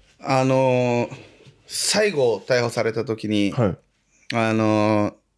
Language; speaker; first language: Japanese; early bilingual, other home language; Portuguese